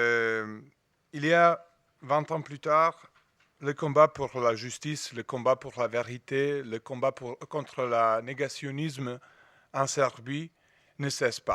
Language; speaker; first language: French; non-native, fluent; Serbian